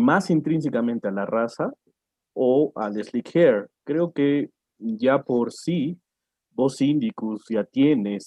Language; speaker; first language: Spanish; native; Spanish